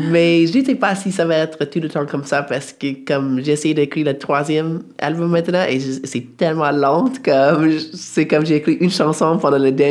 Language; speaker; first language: French; non-native, fluent; English